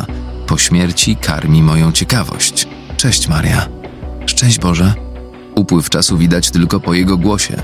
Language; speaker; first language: Polish; native; Polish